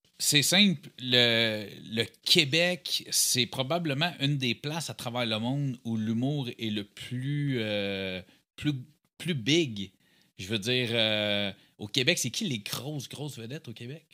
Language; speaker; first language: French; native; French